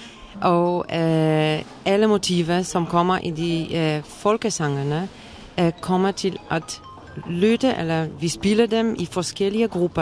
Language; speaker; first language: Danish; non-native, fluent; Polish